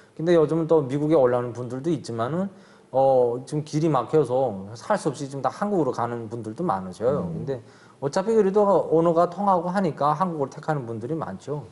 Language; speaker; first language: Korean; native; Korean